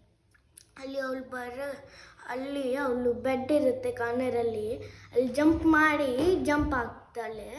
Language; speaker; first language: Kannada; non-native, local second language; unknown